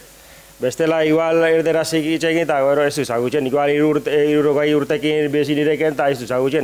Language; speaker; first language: Basque; non-native, learner; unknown